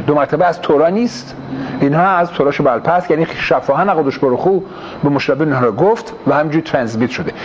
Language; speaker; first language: Persian; early bilingual, heritage; Persian